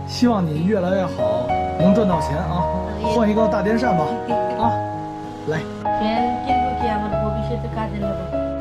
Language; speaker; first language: Chinese; native; Chinese